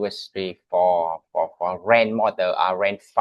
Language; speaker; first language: English; non-native, learner; Vietnamese